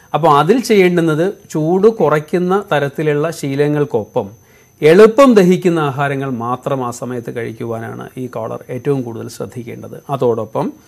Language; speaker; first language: Malayalam; native; Malayalam